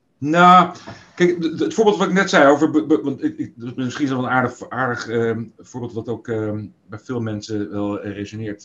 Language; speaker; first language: Dutch; native; Dutch